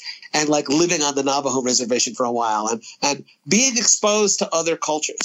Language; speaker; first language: English; native; English